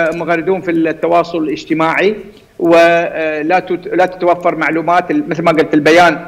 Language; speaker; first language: Arabic; native; Arabic